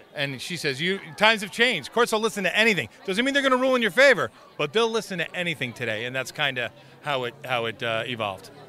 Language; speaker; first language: English; native; English